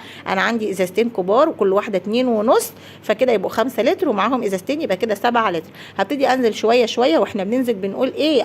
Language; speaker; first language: Arabic; native; Arabic